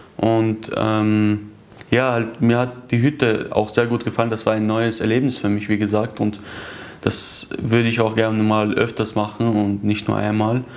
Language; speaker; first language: German; early bilingual, other home language; Chechen